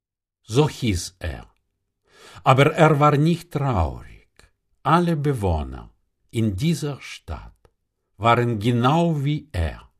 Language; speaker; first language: German; non-native, fluent; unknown